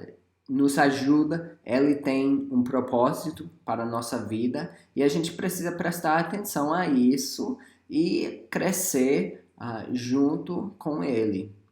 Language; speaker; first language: Portuguese; non-native, fluent; English